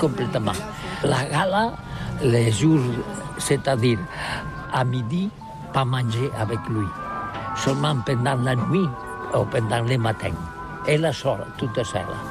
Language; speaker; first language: French; non-native, learner; Catalan